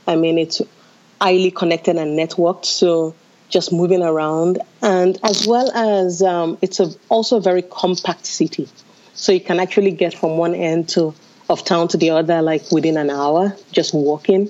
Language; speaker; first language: English; non-native, local second language; Yoruba